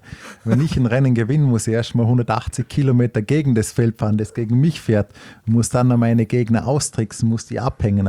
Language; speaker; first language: German; native; German